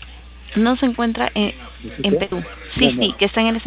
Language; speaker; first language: Spanish; native; Spanish